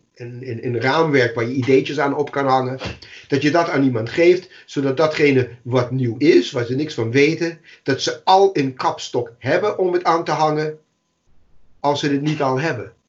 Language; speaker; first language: Dutch; non-native, fluent; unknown